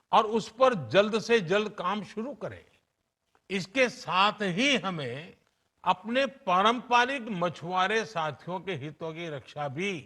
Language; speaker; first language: Hindi; non-native, local second language; Gujarati